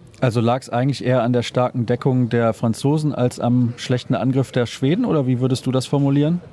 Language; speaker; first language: German; native; German